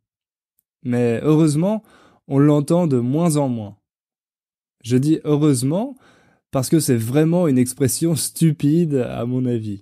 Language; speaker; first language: French; native; French